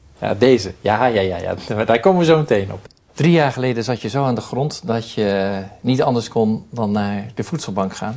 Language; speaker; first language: Dutch; native; Dutch